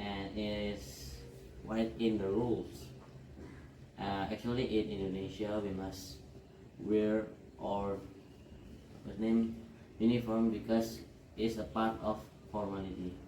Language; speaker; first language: English; non-native, learner; Indonesian